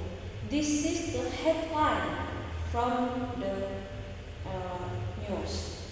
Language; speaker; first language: English; non-native, learner; Indonesian